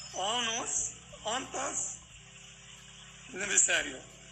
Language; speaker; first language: Portuguese; non-native, learner; Kurdish